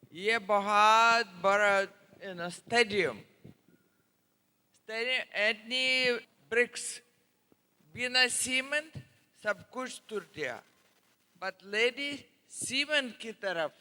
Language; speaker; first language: Hindi; non-native, learner; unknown